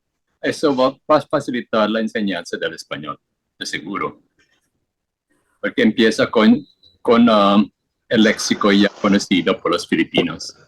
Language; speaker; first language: Spanish; non-native, fluent; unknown